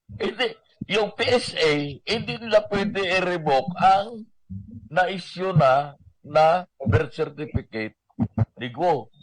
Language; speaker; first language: Filipino; native; Filipino